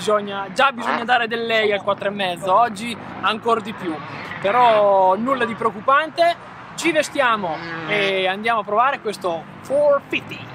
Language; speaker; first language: Italian; native; Italian